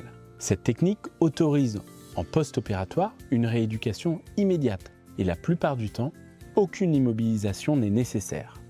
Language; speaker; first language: French; native; French